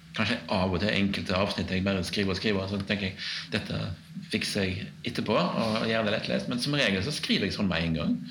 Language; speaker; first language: Norwegian; native; Norwegian